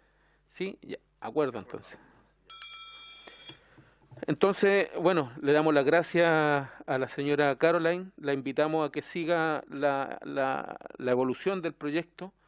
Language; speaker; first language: Spanish; native; Spanish